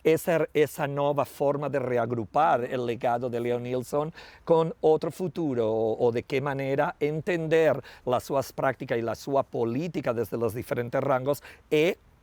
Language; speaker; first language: Portuguese; non-native, learner; Spanish